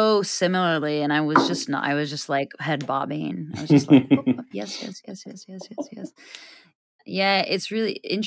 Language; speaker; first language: English; native; English